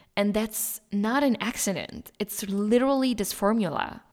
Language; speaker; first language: English; non-native, fluent; German